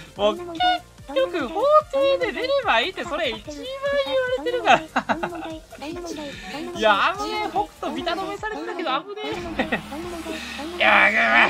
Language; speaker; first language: Japanese; native; Japanese